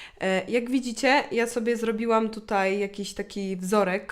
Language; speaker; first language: Polish; native; Polish